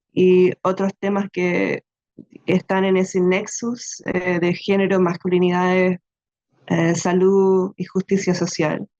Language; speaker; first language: Spanish; non-native, fluent; English